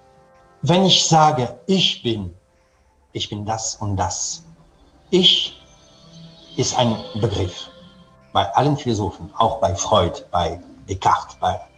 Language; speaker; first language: German; non-native, fluent; French